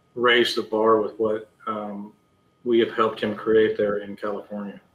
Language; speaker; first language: English; native; English